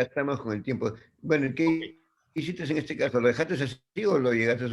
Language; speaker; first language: Spanish; native; Spanish